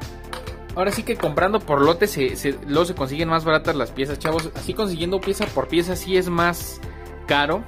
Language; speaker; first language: Spanish; native; Spanish